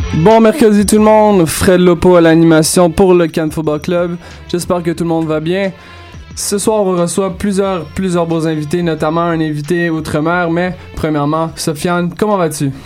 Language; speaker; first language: French; native; French